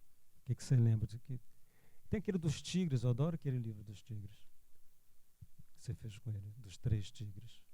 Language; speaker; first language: Portuguese; native; Portuguese